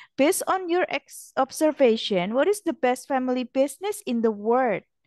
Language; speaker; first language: English; non-native, fluent; Indonesian